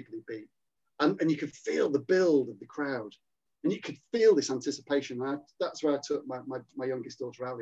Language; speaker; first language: English; native; English